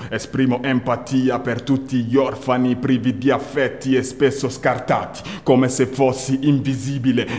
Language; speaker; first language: Italian; early bilingual, other home language; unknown